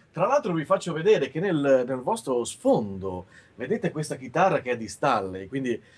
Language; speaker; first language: Italian; native; Italian